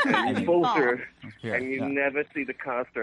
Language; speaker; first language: English; native; English